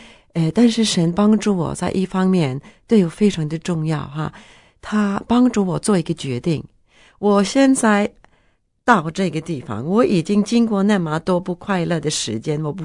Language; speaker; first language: Chinese; non-native, fluent; Norwegian